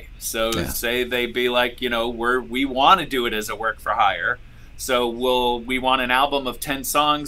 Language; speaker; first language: English; native; English